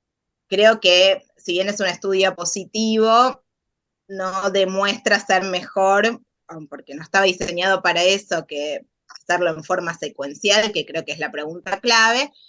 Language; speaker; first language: Spanish; native; Spanish